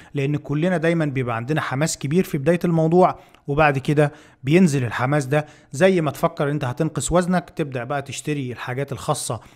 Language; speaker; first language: Arabic; native; Arabic